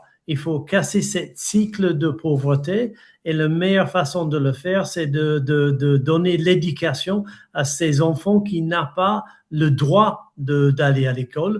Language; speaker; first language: French; non-native, fluent; English